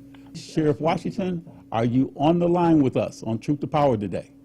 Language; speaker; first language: English; native; English